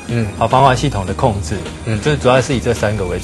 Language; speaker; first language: Chinese; native; Chinese